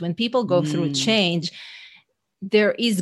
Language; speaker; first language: English; non-native, fluent; Hebrew